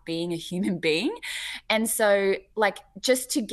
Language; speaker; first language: English; native; English